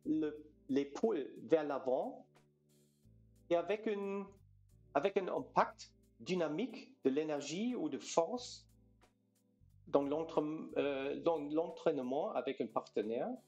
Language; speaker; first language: French; non-native, fluent; German